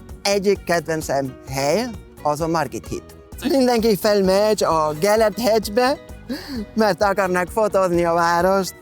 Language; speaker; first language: Hungarian; non-native, fluent; Spanish